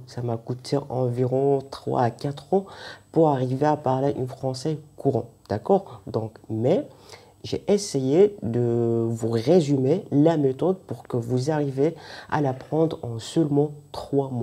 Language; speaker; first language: French; non-native, fluent; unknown